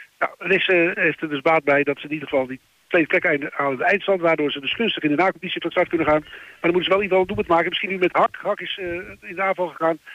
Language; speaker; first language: Dutch; native; Dutch